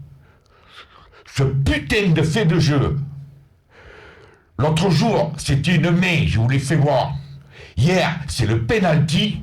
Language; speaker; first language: French; native; French